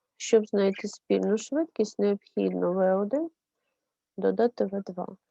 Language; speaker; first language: Ukrainian; native; Ukrainian